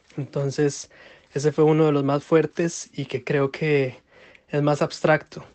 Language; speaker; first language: Spanish; native; Spanish